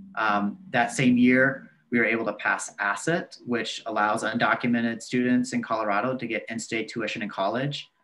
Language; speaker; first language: English; native; English